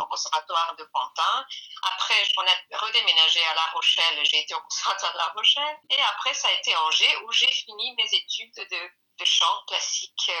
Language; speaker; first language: French; non-native, fluent; Spanish